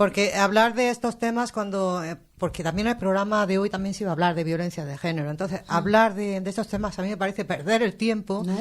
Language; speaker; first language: Spanish; native; Spanish